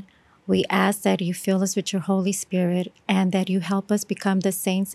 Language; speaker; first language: English; native; English